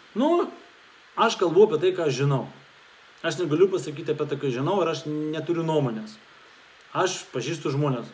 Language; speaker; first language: Lithuanian; non-native, local second language; Russian